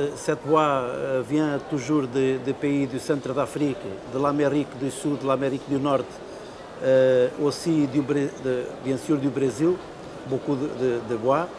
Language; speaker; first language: French; non-native, fluent; Portuguese